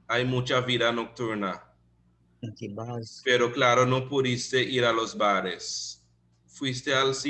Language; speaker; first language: Spanish; non-native, fluent; English